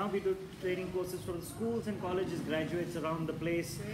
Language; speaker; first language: English; non-native, local second language; Konkani